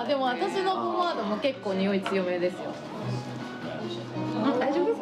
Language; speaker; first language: Japanese; native; Japanese